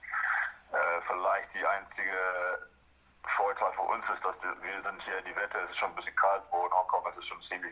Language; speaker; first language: German; non-native, fluent; Afrikaans